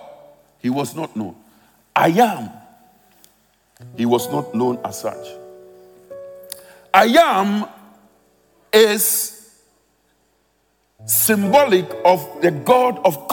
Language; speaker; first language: English; non-native, local second language; Akan